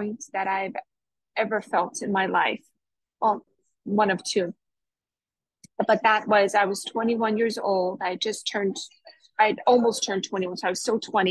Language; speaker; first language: English; native; English